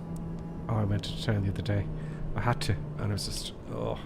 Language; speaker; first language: English; native; English